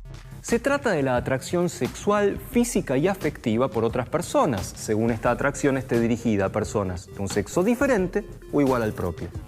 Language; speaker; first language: Spanish; native; Spanish